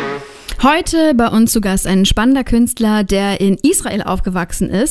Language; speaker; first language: German; native; German